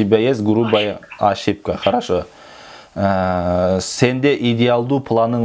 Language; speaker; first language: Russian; non-native, local second language; Kyrgyz